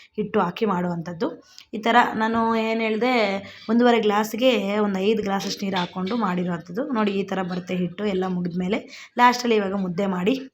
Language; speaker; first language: Kannada; native; Kannada